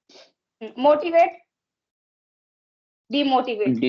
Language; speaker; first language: English; non-native, local second language; Hindi